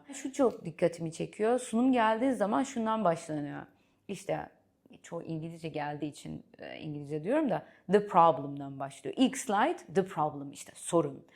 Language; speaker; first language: Turkish; early bilingual, heritage; Turkish